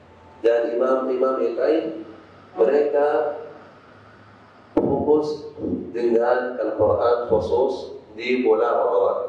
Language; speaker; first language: Indonesian; non-native, fluent; Arabic